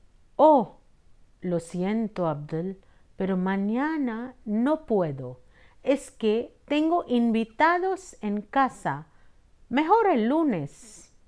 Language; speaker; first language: Spanish; non-native, fluent; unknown